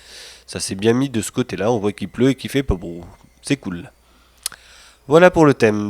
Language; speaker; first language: French; native; French